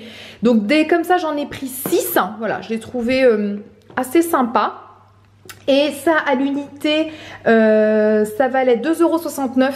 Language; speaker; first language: French; native; French